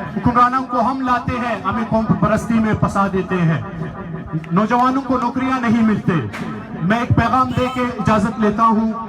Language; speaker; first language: Urdu; non-native, local second language; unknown